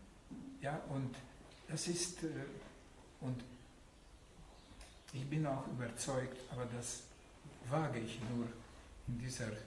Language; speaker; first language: German; non-native, fluent; Hungarian